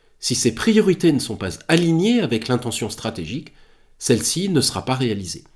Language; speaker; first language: French; native; French